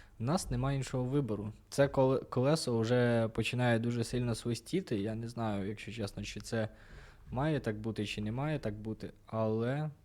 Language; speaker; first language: Ukrainian; non-native, local second language; Russian